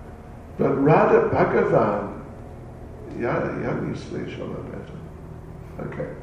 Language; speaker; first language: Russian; non-native, learner; English